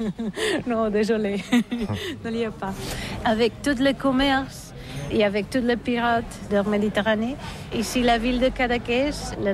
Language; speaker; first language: French; non-native, learner; Catalan